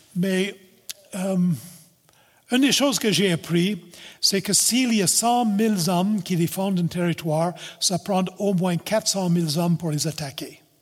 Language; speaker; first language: French; non-native, local second language; English